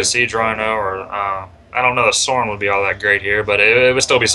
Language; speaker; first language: English; native; English